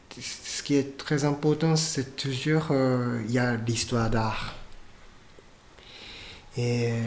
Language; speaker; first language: French; non-native, fluent; Japanese